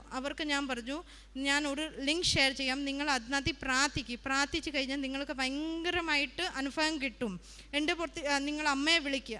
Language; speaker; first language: Malayalam; early bilingual, heritage; Malayalam